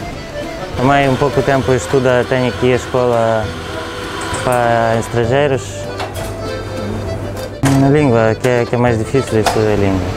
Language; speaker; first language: Portuguese; non-native, learner; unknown